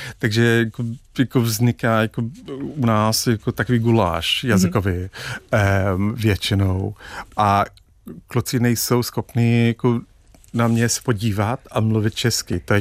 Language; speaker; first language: Czech; non-native, fluent; English